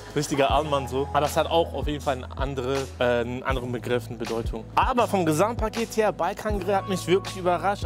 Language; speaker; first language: German; native; German